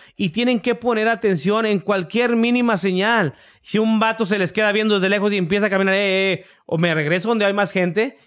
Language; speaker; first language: Spanish; early bilingual, heritage; English